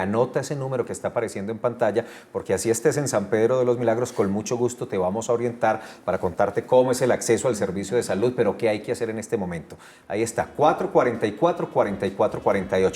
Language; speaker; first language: Spanish; native; Spanish